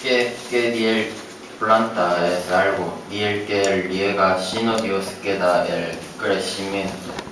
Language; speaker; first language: Spanish; non-native, learner; Korean